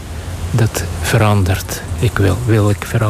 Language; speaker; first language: Dutch; non-native, learner; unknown